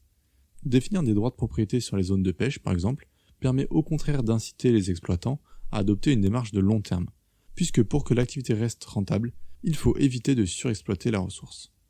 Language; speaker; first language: French; native; French